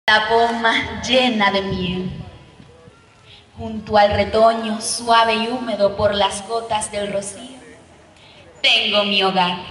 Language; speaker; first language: Spanish; native; Spanish